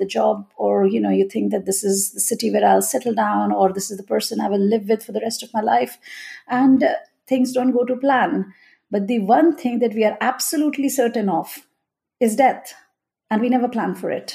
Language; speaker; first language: English; non-native, local second language; Hindi